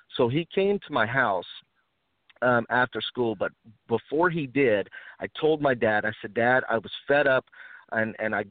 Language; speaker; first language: English; early bilingual, other home language; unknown